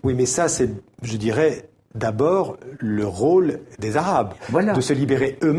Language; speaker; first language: French; native; French